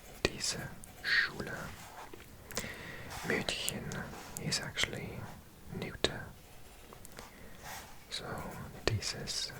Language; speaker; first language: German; non-native, learner; Welsh